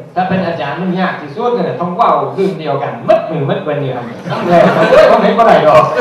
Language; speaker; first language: Thai; non-native, fluent; English